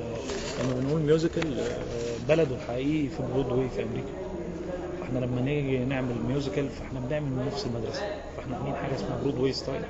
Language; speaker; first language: Arabic; native; Arabic